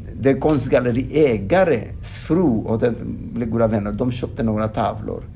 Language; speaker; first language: Swedish; non-native, fluent; Odia